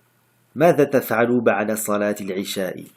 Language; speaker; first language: Arabic; non-native, fluent; French